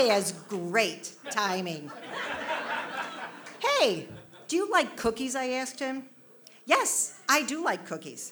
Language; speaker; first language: English; native; English